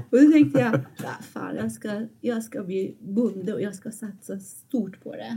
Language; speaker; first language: Swedish; non-native, fluent; Persian